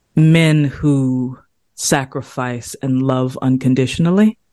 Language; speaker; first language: English; native; English